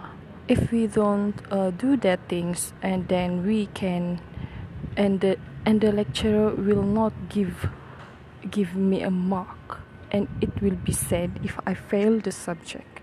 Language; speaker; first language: English; non-native, local second language; Malay